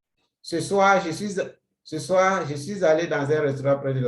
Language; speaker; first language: French; non-native, fluent; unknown